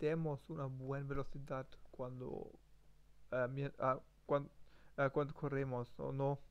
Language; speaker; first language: Spanish; non-native, learner; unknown